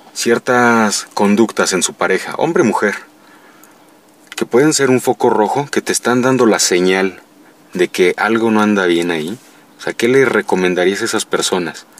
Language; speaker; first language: Spanish; native; Spanish